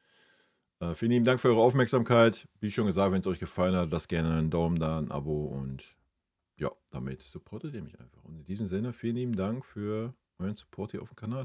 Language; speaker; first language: German; native; German